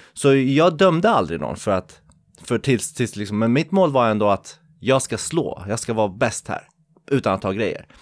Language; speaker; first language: Swedish; early bilingual, other home language; Kurdish